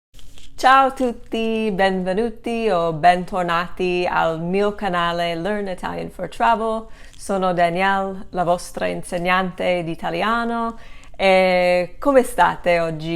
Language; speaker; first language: Italian; non-native, fluent; English